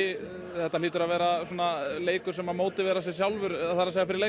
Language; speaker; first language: Icelandic; native; Icelandic